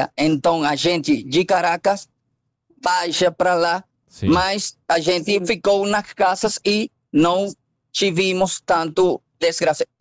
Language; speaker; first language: Portuguese; non-native, fluent; Spanish